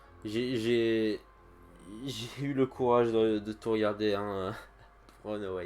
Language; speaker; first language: French; native; French